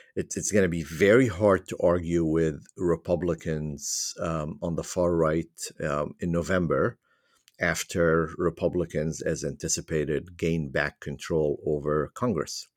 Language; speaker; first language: English; non-native, fluent; Arabic